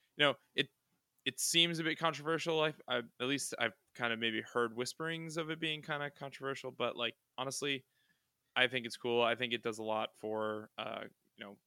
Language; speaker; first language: English; native; English